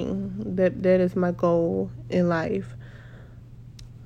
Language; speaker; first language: English; native; English